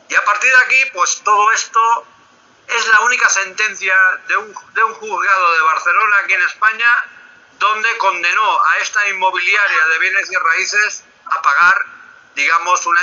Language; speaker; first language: Spanish; native; Spanish